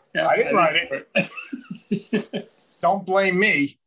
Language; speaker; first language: English; native; English